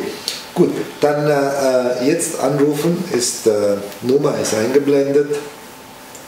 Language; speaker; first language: German; non-native, fluent; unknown